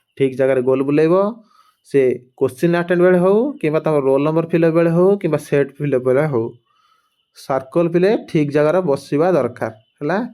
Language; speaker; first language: Odia; native; Odia